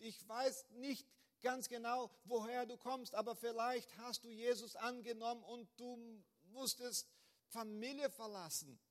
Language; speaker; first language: German; non-native, fluent; Portuguese